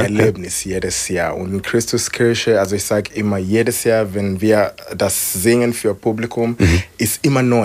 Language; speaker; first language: German; non-native, fluent; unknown